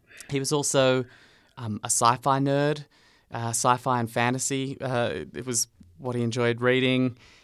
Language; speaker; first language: English; native; English